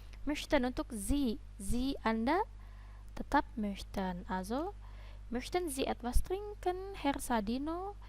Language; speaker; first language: German; non-native, fluent; Indonesian